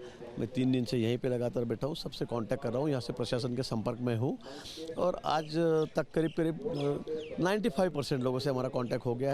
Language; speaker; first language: Hindi; non-native, local second language; Marathi